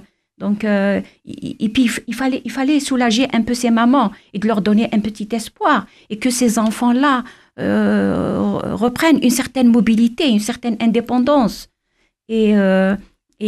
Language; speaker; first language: French; non-native, local second language; Kabyle